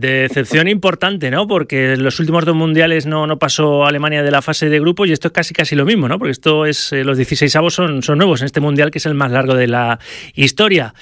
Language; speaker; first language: Spanish; native; Spanish